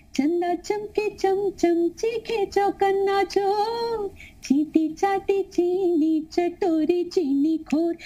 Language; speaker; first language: Hindi; non-native, local second language; Tamil